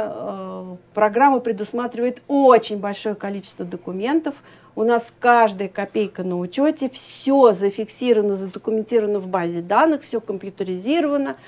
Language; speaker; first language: Russian; native; Russian